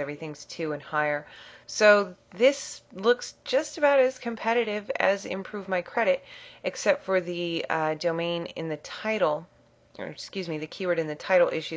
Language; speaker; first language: English; native; English